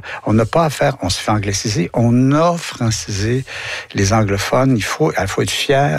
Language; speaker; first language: French; native; French